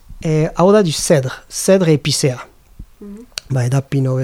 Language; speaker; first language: Basque; non-native, learner; French